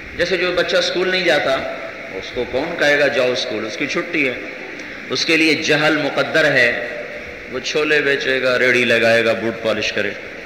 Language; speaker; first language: Urdu; non-native, local second language; Punjabi